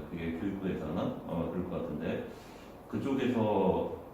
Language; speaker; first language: Korean; native; Korean